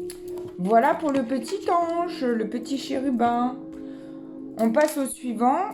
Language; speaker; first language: French; native; French